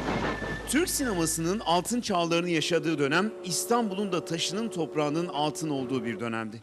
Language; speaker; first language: Turkish; native; Turkish